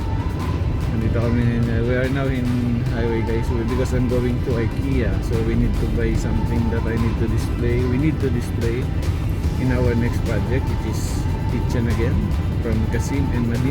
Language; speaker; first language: English; non-native, local second language; Filipino